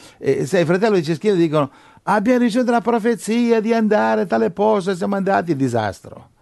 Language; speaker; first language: Italian; non-native, fluent; English